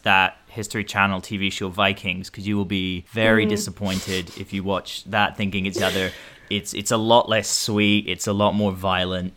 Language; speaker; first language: English; native; English